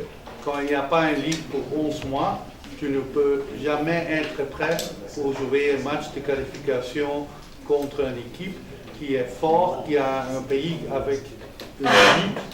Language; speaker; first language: French; non-native, local second language; Dutch